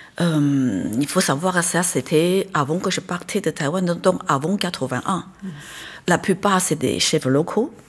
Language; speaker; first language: French; non-native, fluent; Chinese